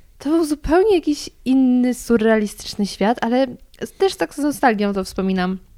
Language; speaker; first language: Polish; native; Polish